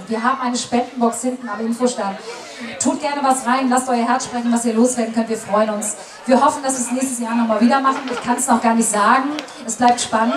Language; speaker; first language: German; native; German